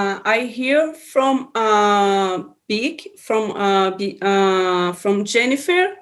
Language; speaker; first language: English; non-native, learner; Portuguese